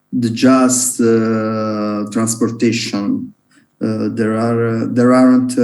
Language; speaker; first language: English; non-native, learner; Italian